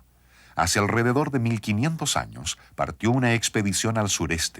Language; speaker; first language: Spanish; native; Spanish